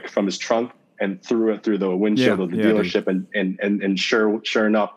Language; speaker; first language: English; native; English